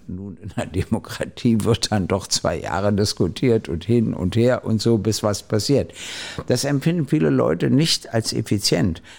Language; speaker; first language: German; native; German